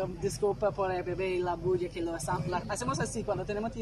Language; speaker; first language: Spanish; non-native, fluent; English